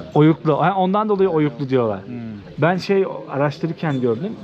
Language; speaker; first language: Turkish; native; Turkish